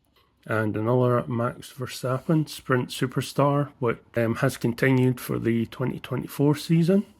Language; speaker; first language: English; native; English